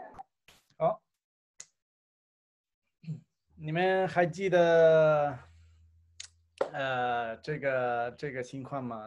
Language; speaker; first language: Chinese; non-native, fluent; Spanish